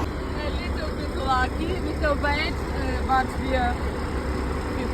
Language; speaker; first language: English; non-native, learner; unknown